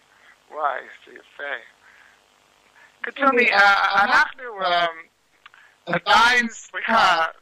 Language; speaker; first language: Hebrew; non-native, learner; English